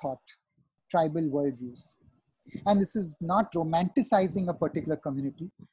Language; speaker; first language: English; non-native, local second language; Hindi